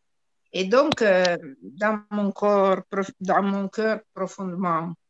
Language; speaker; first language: French; non-native, fluent; Italian